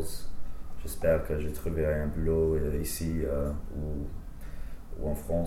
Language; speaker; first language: French; non-native, fluent; English